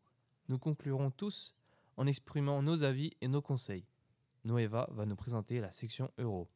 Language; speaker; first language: French; native; French